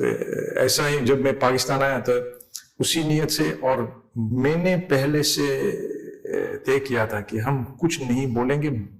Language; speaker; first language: Hindi; non-native, fluent; English